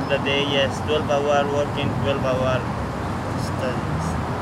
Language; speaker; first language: English; non-native, learner; Arabic